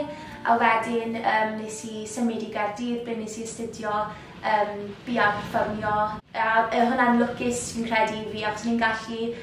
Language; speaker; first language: Welsh; native; Welsh